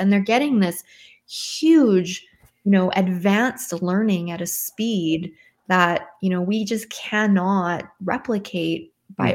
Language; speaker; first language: English; native; English